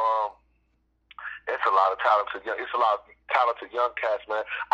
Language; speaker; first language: English; native; English